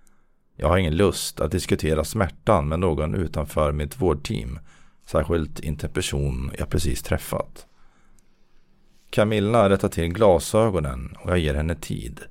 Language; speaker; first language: Swedish; native; Swedish